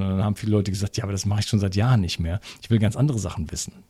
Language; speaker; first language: German; native; German